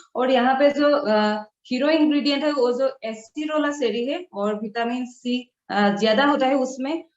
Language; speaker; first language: Hindi; non-native, local second language; Assamese